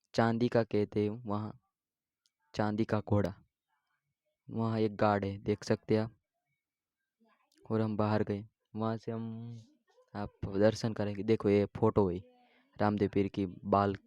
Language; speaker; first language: Hindi; non-native, local second language; Gujarati